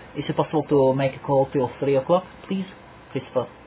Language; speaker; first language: English; non-native, fluent; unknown